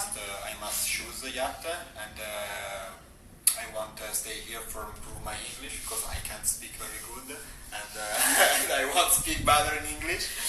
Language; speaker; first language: English; non-native, learner; Italian